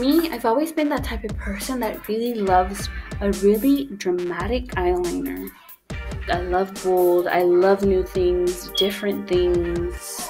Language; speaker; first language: English; early bilingual, other home language; Spanish